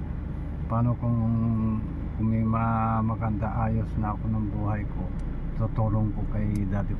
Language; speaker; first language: Filipino; non-native, learner; Japanese